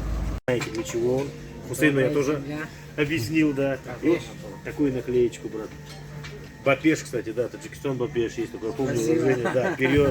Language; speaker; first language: Russian; native; Russian